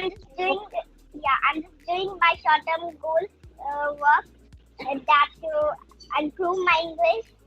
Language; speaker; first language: English; non-native, learner; Hindi